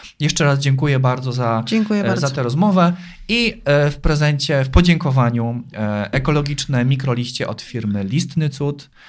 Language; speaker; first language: Polish; native; Polish